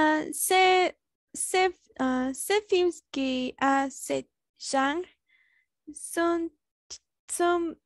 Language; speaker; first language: French; non-native, learner; Spanish